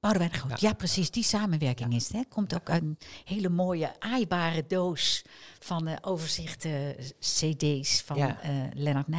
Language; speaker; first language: Dutch; native; Dutch